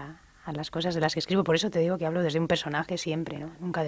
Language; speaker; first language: Spanish; native; Spanish